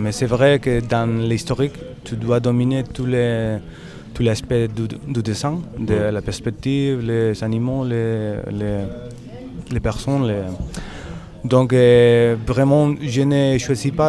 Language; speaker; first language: French; non-native, learner; Spanish